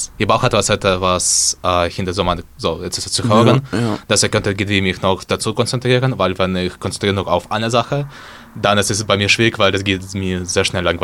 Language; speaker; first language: German; non-native, learner; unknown